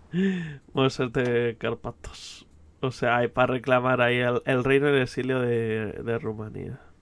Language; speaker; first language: Spanish; native; Spanish